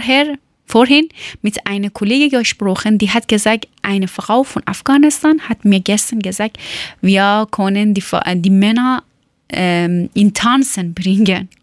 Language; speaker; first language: German; non-native, local second language; Persian